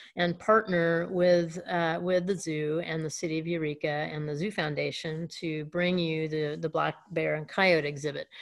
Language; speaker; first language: English; native; English